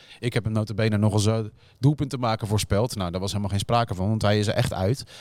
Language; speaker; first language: Dutch; native; Dutch